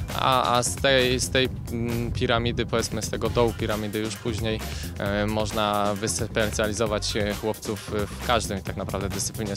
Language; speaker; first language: Polish; native; Polish